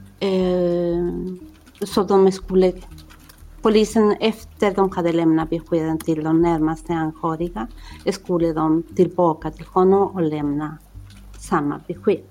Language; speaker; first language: Swedish; non-native, fluent; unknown